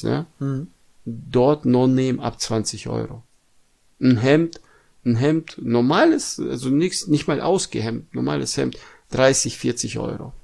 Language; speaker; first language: German; non-native, fluent; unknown